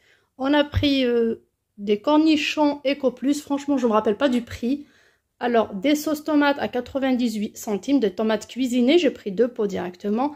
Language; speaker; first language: French; native; French